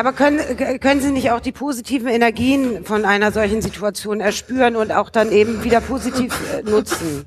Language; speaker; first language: German; native; German